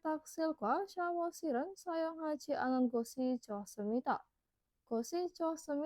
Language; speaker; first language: Korean; non-native, learner; Indonesian